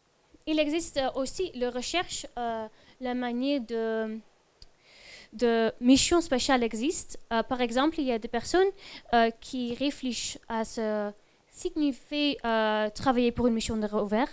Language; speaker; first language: French; non-native, fluent; Dutch